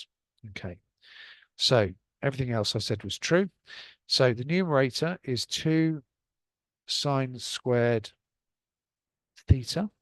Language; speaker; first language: English; native; English